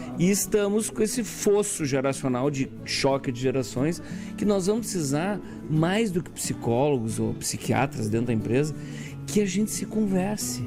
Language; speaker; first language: Portuguese; native; Portuguese